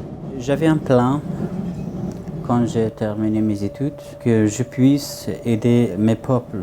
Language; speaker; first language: French; non-native, fluent; Persian